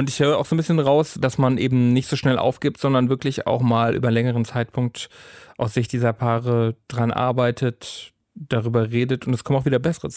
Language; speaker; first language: German; native; German